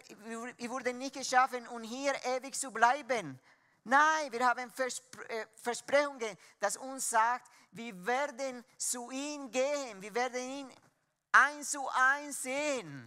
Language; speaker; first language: German; non-native, fluent; Spanish